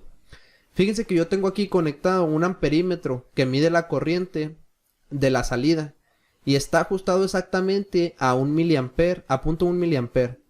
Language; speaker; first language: Spanish; native; Spanish